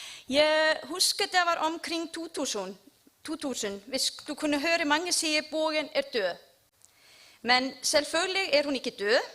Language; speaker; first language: Danish; non-native, learner; Icelandic